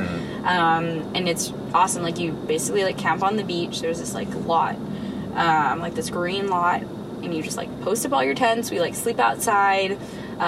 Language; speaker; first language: English; native; English